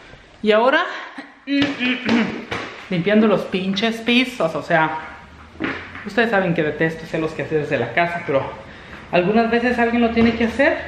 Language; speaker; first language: Spanish; native; Spanish